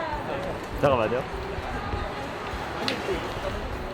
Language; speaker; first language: Indonesian; non-native, fluent; Korean